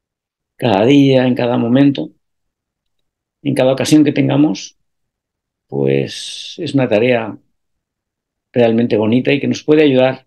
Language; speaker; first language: Spanish; native; Spanish